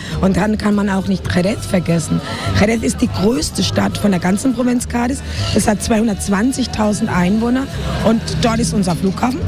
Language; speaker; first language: German; non-native, fluent; Spanish